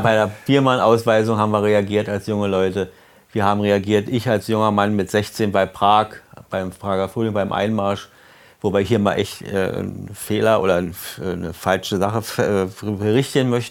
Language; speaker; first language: German; native; German